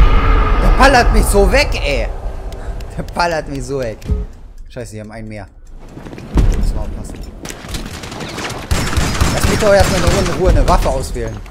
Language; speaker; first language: German; native; German